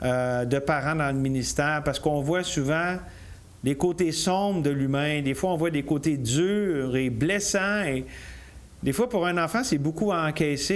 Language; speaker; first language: French; native; French